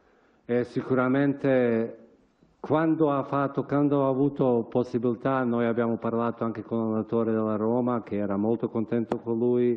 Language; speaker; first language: Italian; non-native, fluent; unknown